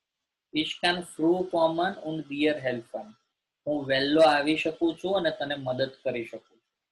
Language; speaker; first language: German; non-native, fluent; Gujarati